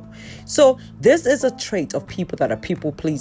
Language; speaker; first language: English; non-native, local second language; Yoruba